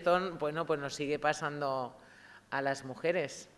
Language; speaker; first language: Spanish; native; Spanish